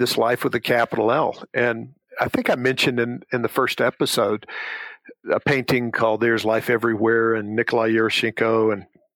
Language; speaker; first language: English; native; English